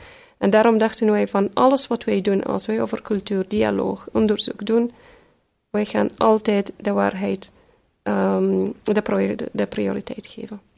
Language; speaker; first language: Dutch; early bilingual, other home language; Arabic